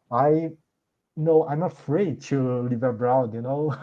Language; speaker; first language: English; non-native, learner; Portuguese